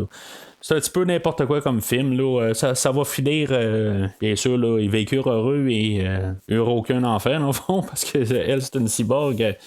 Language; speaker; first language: French; native; French